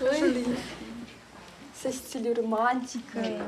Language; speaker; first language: French; non-native, learner; Russian